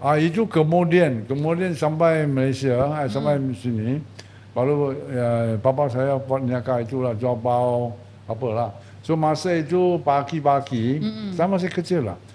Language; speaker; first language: Malay; non-native, local second language; Chinese